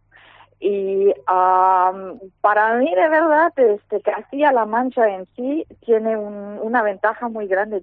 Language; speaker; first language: Spanish; non-native, fluent; German